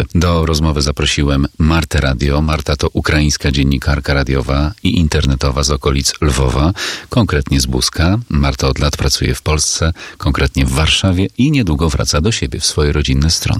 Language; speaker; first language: Polish; native; Polish